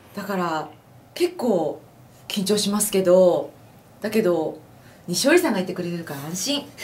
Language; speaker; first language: Japanese; native; Japanese